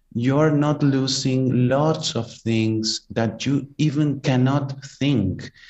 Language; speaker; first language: English; non-native, fluent; Spanish